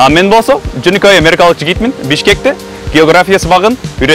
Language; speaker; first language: Kyrgyz; non-native, fluent; English